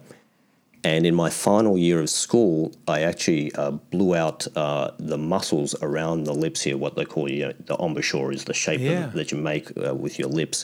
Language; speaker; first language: English; native; English